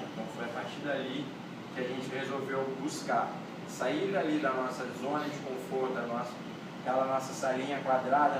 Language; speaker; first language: Portuguese; non-native, local second language; Kabuverdianu